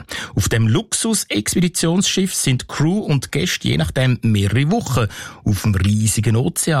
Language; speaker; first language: German; native; German